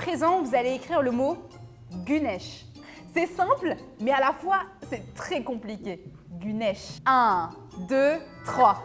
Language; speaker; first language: French; native; French